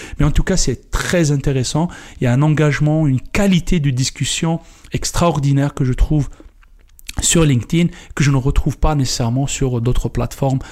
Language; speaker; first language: French; non-native, local second language; Kabyle